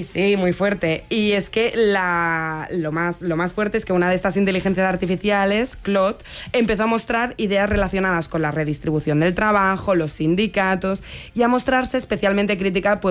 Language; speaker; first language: Spanish; native; Spanish